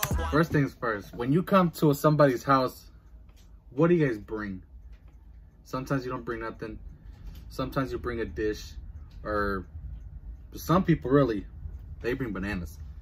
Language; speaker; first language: English; early bilingual, other home language; Spanish